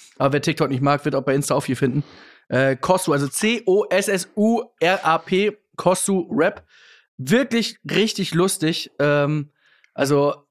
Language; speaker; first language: German; native; German